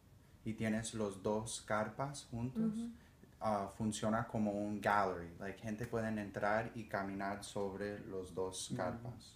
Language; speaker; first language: Spanish; early bilingual, heritage; Spanish